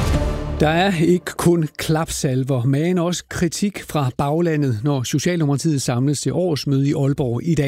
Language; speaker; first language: Danish; native; Danish